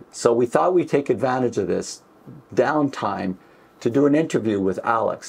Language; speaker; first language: English; native; English